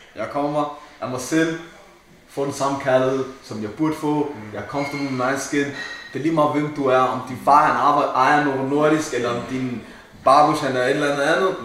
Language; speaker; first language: Danish; early bilingual, other home language; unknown